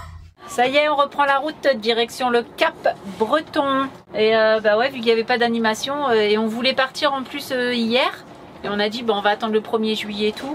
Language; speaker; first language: French; native; French